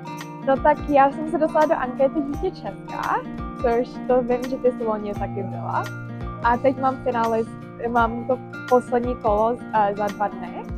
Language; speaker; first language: Czech; early bilingual, heritage; Czech